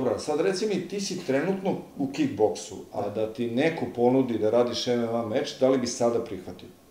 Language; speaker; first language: Serbian; native; Serbian